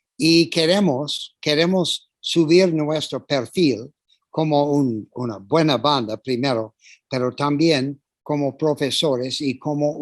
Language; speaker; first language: Spanish; non-native, fluent; English